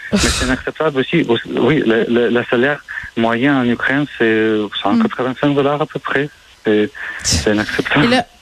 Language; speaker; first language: French; non-native, fluent; Ukrainian